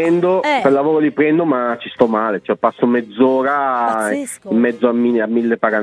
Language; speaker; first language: Italian; native; Italian